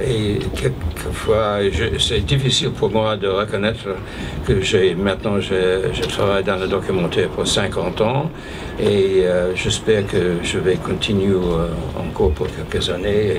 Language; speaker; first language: French; non-native, learner; English